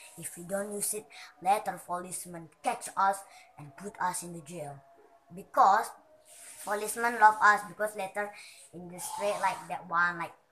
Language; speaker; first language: English; non-native, learner; Indonesian